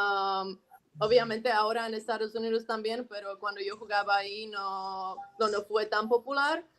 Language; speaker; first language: Spanish; non-native, fluent; Czech